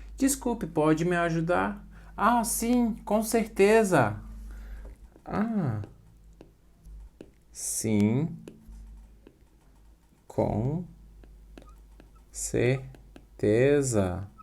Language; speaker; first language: Portuguese; non-native, fluent; Turkish